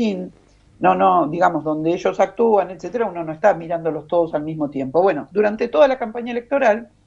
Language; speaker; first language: Spanish; native; Spanish